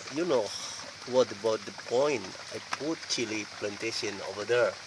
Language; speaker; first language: English; non-native, learner; Indonesian